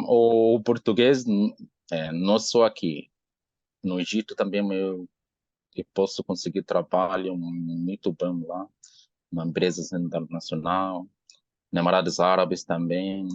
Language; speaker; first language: Portuguese; non-native, learner; Arabic